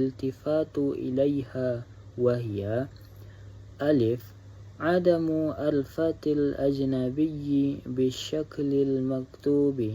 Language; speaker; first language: Arabic; non-native, learner; Indonesian